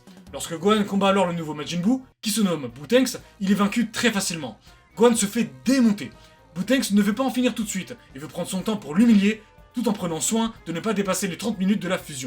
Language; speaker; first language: French; native; French